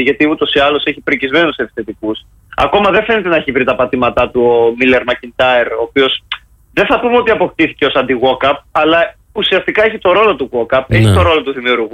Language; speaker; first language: Greek; native; Greek